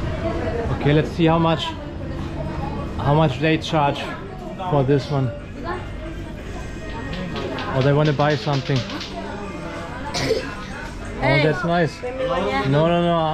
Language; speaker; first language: English; non-native, fluent; German